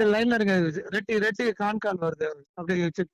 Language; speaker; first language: Tamil; native; Tamil